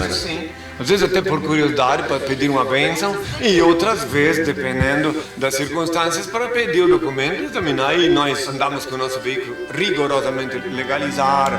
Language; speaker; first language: Portuguese; native; Portuguese